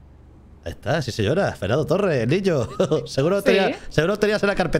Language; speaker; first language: Spanish; native; Spanish